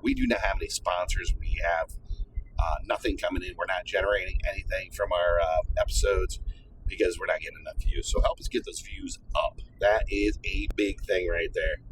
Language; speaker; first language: English; native; English